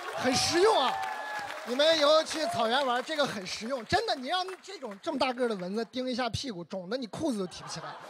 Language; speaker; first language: Chinese; native; Chinese